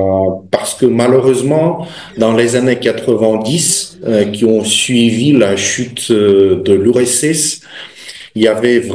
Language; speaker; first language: French; non-native, fluent; Russian